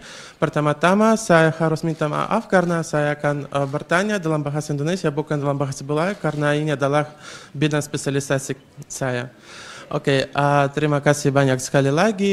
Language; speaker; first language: Indonesian; non-native, fluent; Russian